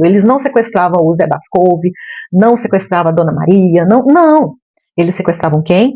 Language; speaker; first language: Portuguese; native; Portuguese